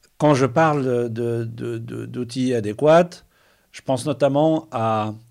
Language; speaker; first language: French; non-native, local second language; Arabic